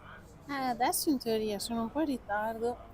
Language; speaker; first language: Italian; native; Italian